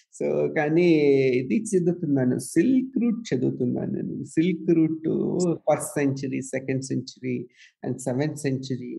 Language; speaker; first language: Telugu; non-native, local second language; Kannada